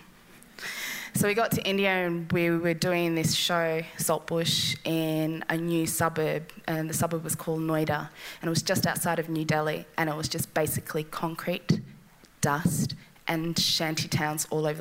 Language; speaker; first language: English; native; English